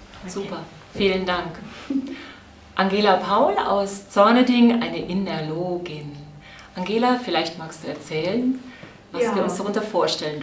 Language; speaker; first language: German; native; German